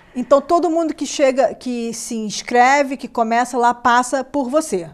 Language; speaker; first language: Portuguese; native; Portuguese